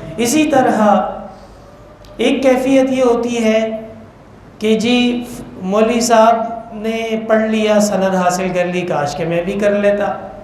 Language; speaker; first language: Urdu; non-native, local second language; Pashto